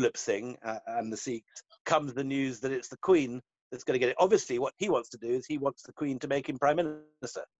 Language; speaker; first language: English; native; English